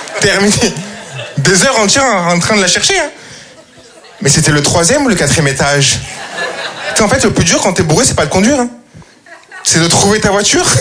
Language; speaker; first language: French; native; French